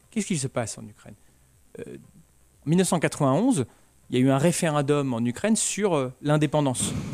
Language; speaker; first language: French; native; French